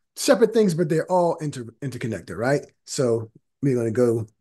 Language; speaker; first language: English; native; English